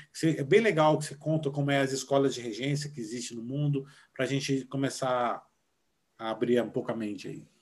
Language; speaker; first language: Portuguese; native; Portuguese